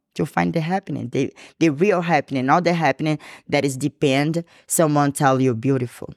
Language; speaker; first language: English; non-native, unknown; Portuguese